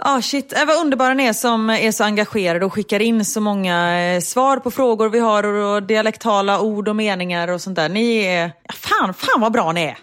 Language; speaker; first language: Swedish; native; Swedish